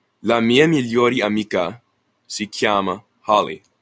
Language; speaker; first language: Italian; non-native, learner; English